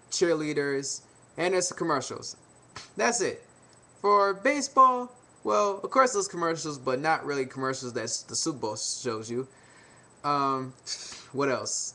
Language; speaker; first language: English; native; English